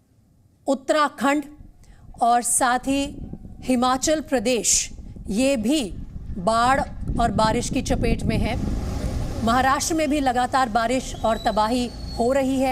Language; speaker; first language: Hindi; native; Hindi